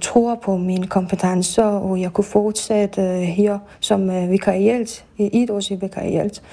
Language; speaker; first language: Danish; non-native, fluent; Persian